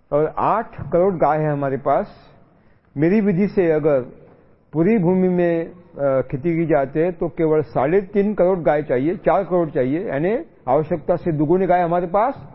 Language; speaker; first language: Hindi; non-native, local second language; Marathi